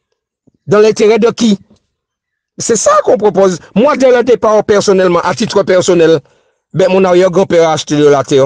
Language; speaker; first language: French; native; French